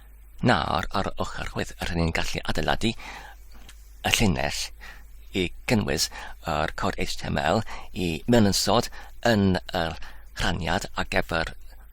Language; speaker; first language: Welsh; non-native, learner; English